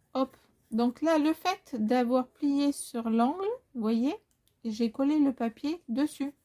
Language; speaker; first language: French; native; French